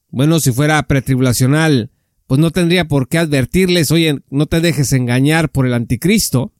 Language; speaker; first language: Spanish; native; Spanish